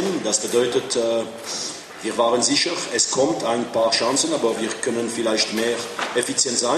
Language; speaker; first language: German; non-native, fluent; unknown